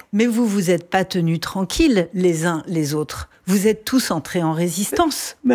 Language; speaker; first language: French; native; French